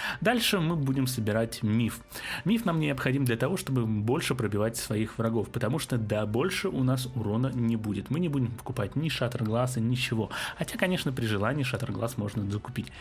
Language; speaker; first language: Russian; native; Russian